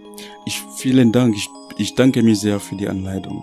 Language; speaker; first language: German; non-native, learner; Haitian Creole